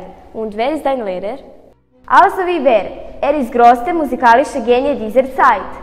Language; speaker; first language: German; non-native, learner; Serbian